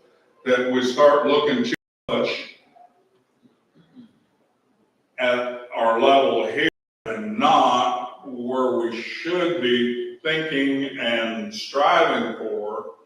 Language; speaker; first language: English; native; English